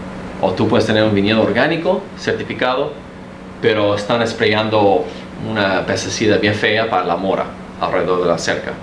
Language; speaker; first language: Spanish; early bilingual, heritage; Spanish